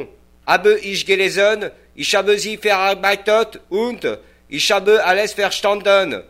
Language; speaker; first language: German; non-native, learner; French